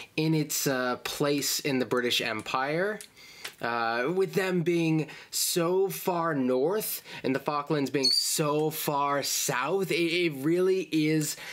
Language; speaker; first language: English; native; English